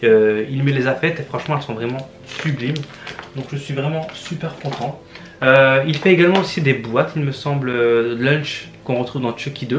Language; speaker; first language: French; native; French